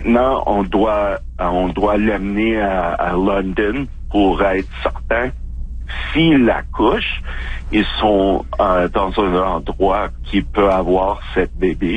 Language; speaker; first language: French; non-native, fluent; English